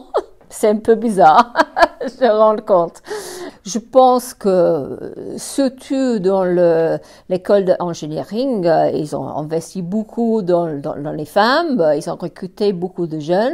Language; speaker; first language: French; non-native, fluent; English